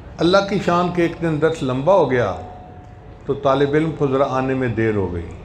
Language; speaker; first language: Urdu; non-native, local second language; Punjabi